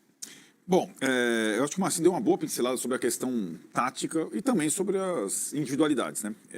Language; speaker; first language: Portuguese; native; Portuguese